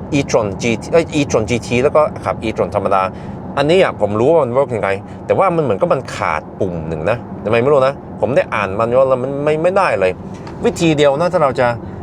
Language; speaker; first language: Thai; early bilingual, heritage; Thai